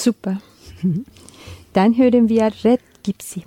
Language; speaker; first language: German; non-native, fluent; Spanish